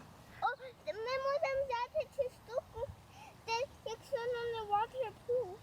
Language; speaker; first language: Ukrainian; early bilingual, heritage; Ukrainian